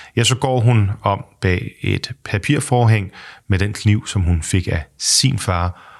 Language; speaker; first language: Danish; native; Danish